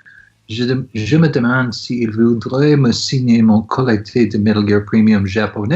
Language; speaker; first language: French; non-native, learner; English